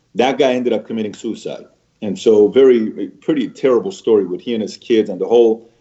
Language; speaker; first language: English; early bilingual, other home language; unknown